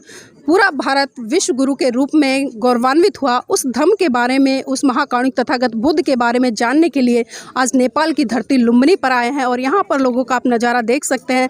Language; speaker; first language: Hindi; native; Hindi